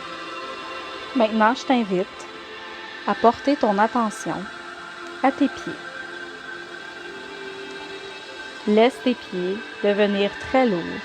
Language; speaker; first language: French; native; French